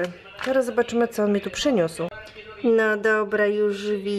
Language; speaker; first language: Polish; native; Polish